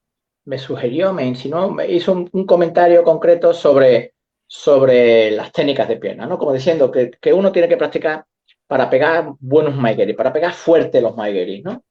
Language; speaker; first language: Spanish; native; Spanish